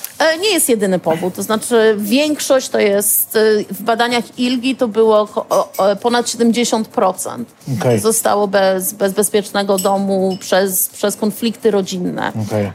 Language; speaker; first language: Polish; early bilingual, heritage; Polish